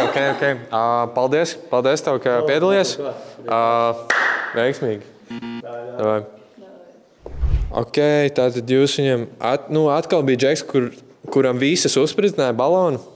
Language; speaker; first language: Latvian; native; Latvian